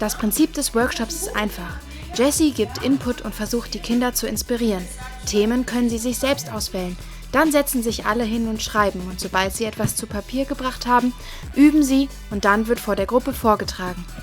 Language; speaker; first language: German; native; German